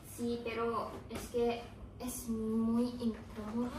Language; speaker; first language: Spanish; non-native, learner; Korean